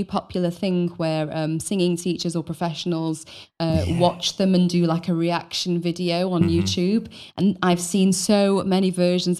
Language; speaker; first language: English; native; English